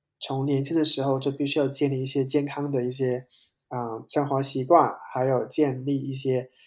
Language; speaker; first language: Chinese; non-native, local second language; Cantonese